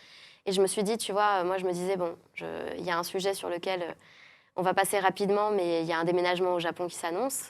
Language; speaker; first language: French; native; French